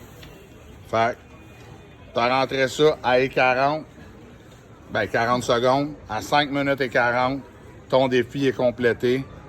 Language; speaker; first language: French; native; French